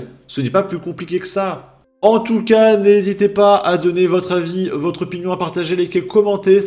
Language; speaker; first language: French; native; French